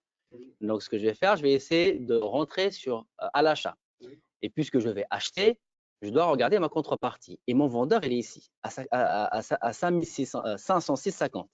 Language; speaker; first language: French; native; French